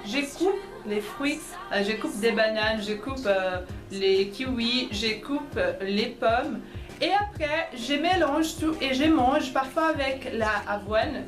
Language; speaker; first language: French; non-native, fluent; Portuguese